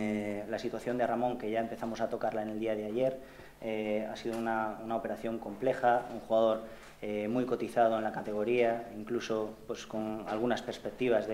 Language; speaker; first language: Spanish; native; Spanish